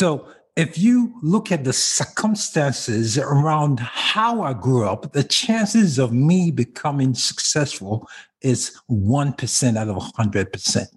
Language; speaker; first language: English; non-native, local second language; Yoruba